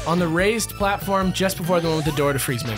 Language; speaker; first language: English; native; English